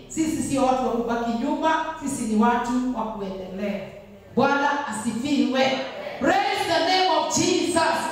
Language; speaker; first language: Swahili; non-native, local second language; Kikuyu